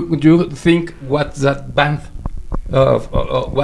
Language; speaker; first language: English; non-native, learner; Spanish